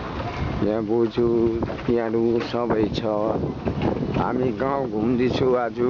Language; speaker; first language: Nepali; non-native, local second language; Bangla